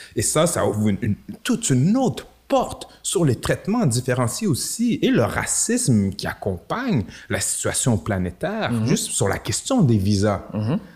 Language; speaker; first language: French; native; French